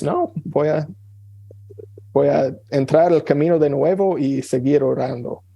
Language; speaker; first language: Spanish; non-native, fluent; English